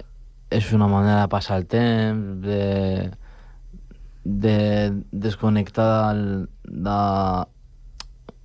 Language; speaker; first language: Catalan; non-native, local second language; Spanish